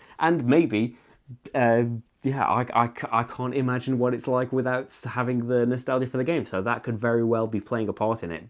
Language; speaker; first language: English; native; English